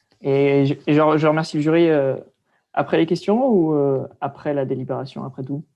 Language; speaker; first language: French; native; French